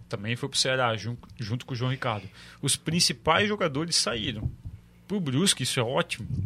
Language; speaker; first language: Portuguese; native; Portuguese